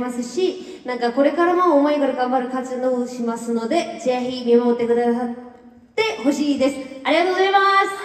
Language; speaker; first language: Japanese; non-native, learner; Korean